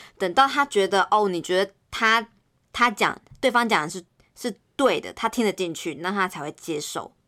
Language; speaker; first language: Chinese; native; Chinese